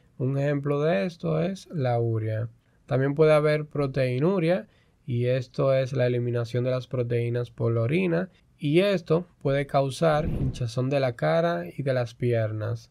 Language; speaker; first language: Spanish; native; Spanish